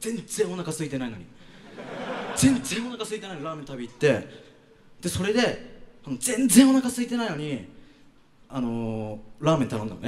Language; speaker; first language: Japanese; native; Japanese